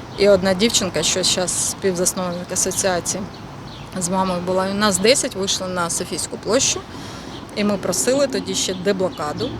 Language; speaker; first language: Ukrainian; non-native, local second language; Russian